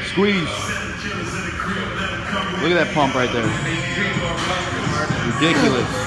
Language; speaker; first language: English; native; English